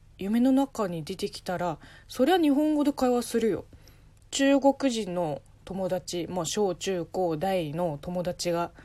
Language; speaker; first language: Japanese; non-native, fluent; Chinese